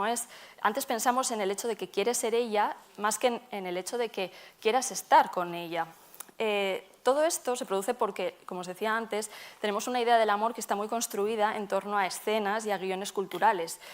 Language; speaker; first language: Spanish; native; Spanish